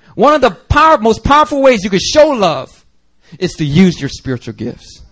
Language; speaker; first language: English; native; English